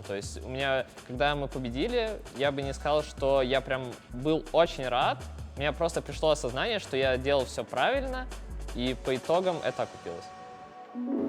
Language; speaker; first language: Russian; native; Russian